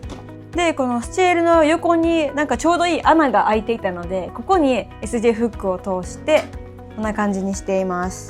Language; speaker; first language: Japanese; native; Japanese